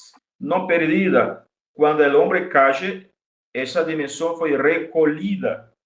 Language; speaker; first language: Spanish; non-native, fluent; Portuguese